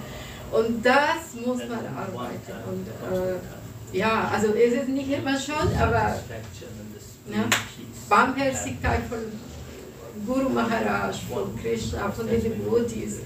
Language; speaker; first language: German; non-native, fluent; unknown